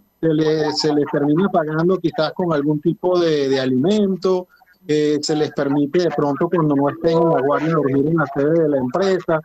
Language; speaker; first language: Spanish; native; Spanish